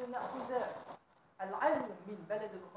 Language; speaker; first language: Arabic; non-native, learner; Malay